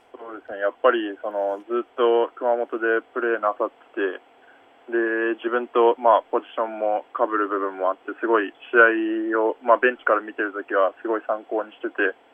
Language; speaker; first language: Japanese; native; Japanese